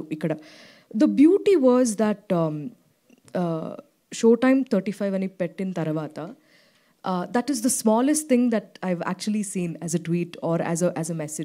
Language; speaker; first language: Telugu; non-native, fluent; Malayalam